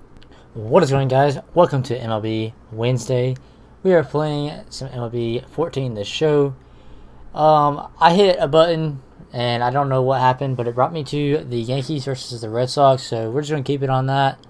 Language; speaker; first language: English; native; English